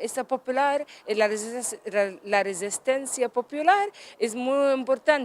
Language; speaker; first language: Spanish; non-native, learner; Arabic